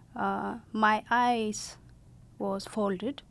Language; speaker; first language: English; non-native, learner; Amharic